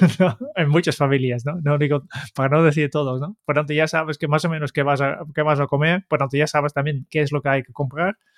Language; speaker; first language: Spanish; non-native, fluent; Dutch